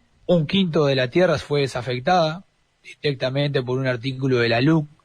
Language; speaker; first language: Spanish; native; Spanish